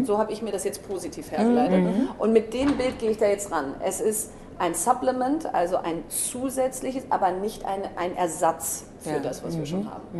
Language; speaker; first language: German; native; German